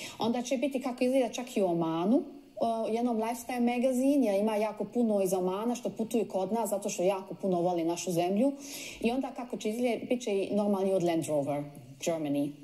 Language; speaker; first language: Croatian; early bilingual, heritage; Croatian